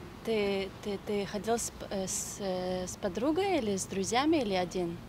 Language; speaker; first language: Russian; non-native, fluent; Hebrew